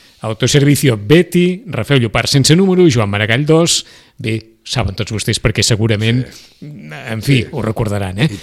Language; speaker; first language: Catalan; native; Catalan